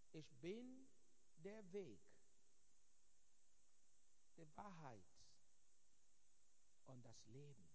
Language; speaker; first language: German; non-native, fluent; Igbo